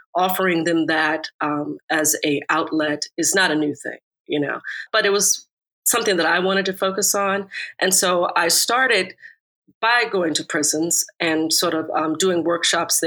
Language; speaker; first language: English; native; English